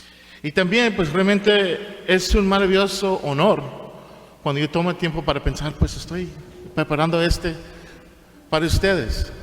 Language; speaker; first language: Spanish; non-native, fluent; English